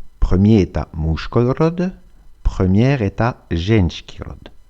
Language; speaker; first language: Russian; non-native, fluent; French